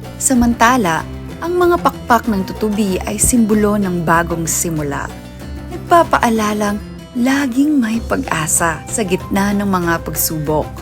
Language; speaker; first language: Filipino; native; Filipino